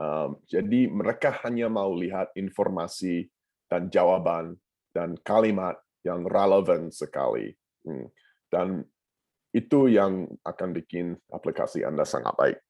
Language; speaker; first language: Indonesian; non-native, fluent; English